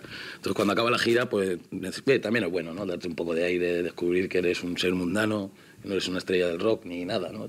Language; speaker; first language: Spanish; native; Spanish